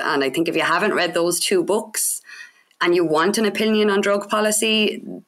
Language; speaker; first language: English; native; English